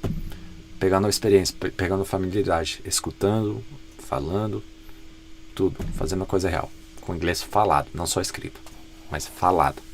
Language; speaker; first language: Portuguese; non-native, fluent; English